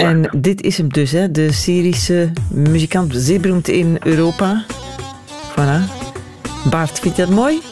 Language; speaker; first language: Dutch; native; Dutch